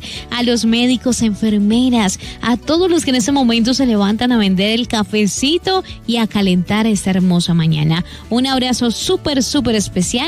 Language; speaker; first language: Spanish; native; Spanish